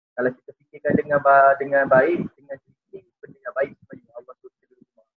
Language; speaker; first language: Malay; native; Malay